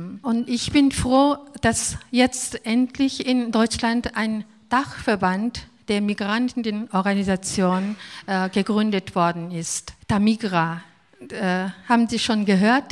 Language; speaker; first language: German; non-native, fluent; Korean